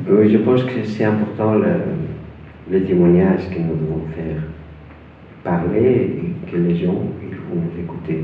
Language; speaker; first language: French; non-native, fluent; Spanish